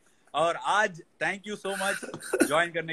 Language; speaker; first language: Hindi; non-native, local second language; Tamil